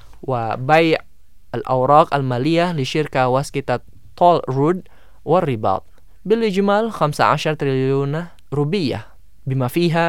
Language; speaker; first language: Arabic; non-native, fluent; Indonesian